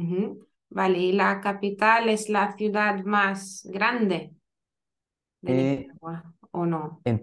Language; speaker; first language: Spanish; non-native, fluent; Lithuanian